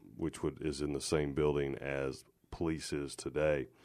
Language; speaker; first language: English; native; English